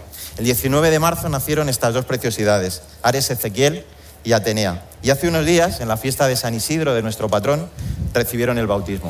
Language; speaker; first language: Spanish; native; Spanish